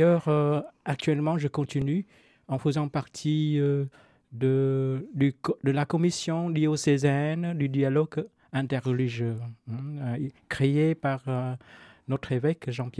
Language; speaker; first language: French; non-native, fluent; Vietnamese